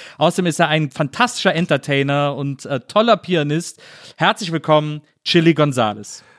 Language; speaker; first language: German; native; German